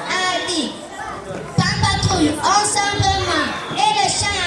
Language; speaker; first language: French; non-native, learner; Kinyarwanda